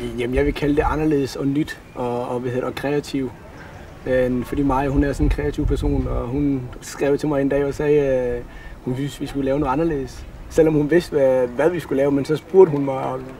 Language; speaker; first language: Danish; early bilingual, other home language; Somali